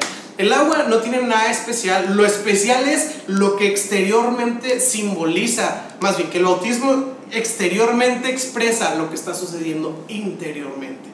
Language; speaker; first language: Spanish; native; Spanish